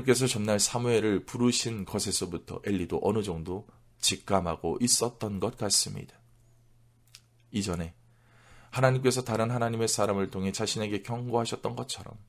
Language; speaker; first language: Korean; native; Korean